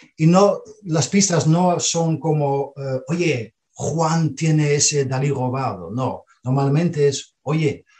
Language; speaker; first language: Spanish; non-native, fluent; Dutch